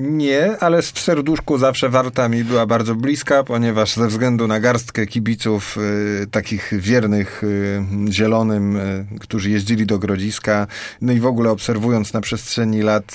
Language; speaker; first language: Polish; native; Polish